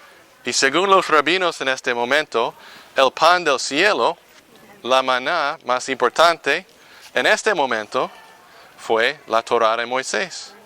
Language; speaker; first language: Spanish; non-native, fluent; English